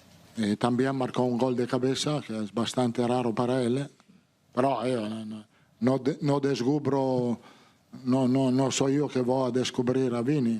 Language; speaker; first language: Portuguese; non-native, fluent; Italian